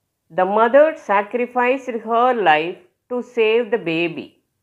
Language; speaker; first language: English; non-native, local second language; Tamil